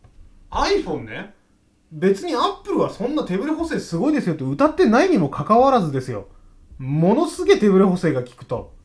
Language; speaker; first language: Japanese; native; Japanese